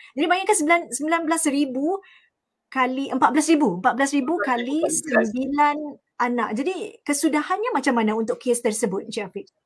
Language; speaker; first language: Malay; native; Malay